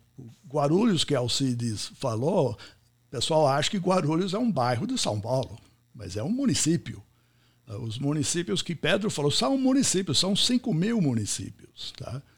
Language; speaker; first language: Portuguese; non-native, fluent; English